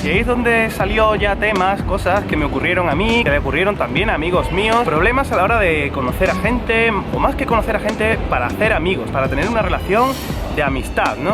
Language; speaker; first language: Spanish; native; Spanish